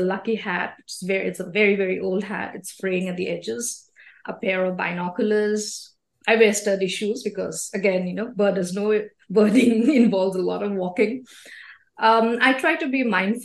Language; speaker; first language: English; non-native, local second language; Assamese